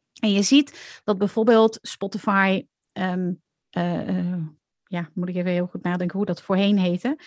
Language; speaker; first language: Dutch; native; Dutch